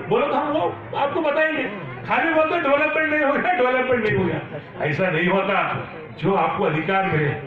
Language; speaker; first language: Hindi; non-native, local second language; Kannada